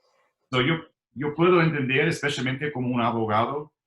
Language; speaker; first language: Spanish; non-native, learner; English